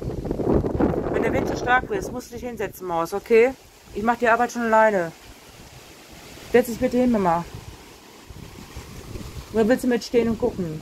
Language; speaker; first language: German; native; German